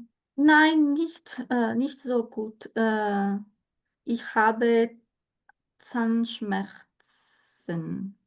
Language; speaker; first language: German; non-native, learner; Portuguese